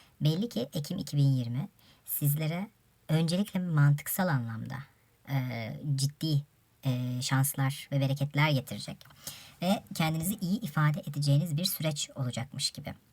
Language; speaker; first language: Turkish; native; Turkish